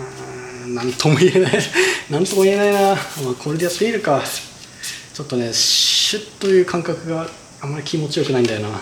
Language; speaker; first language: Japanese; native; Japanese